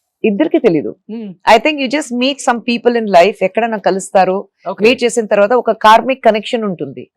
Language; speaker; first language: Telugu; non-native, fluent; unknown